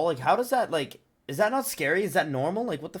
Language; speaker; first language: English; native; English